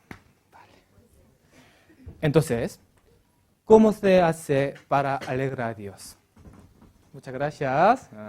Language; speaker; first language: Spanish; non-native, learner; Korean